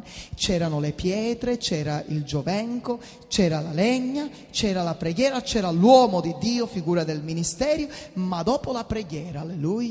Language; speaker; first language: Italian; native; Italian